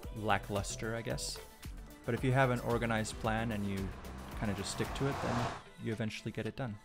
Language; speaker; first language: English; native; English